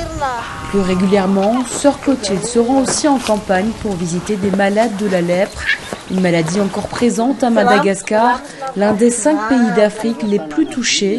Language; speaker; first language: French; native; French